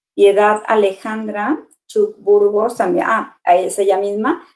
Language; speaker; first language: Spanish; native; Spanish